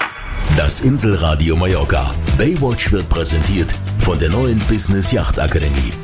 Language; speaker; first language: German; native; German